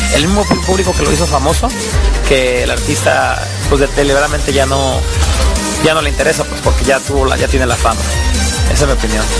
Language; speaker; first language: Spanish; native; Spanish